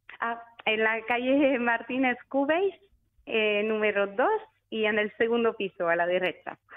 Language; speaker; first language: Spanish; non-native, fluent; French